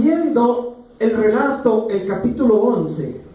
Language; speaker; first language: Spanish; native; Spanish